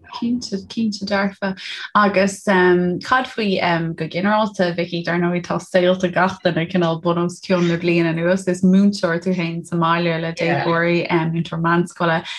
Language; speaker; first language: Irish; non-native, local second language; English